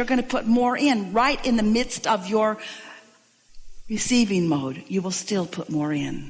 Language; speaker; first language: English; native; English